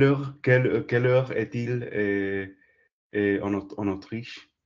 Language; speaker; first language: French; non-native, learner; English